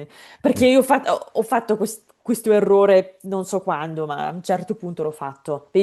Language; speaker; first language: Italian; non-native, fluent; English